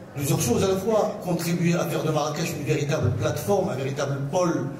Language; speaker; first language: French; non-native, local second language; Arabic